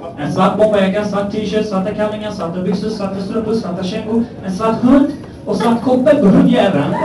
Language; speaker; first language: Swedish; early bilingual, other home language; Persian